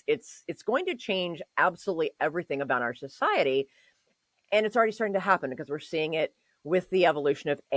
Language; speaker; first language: English; native; English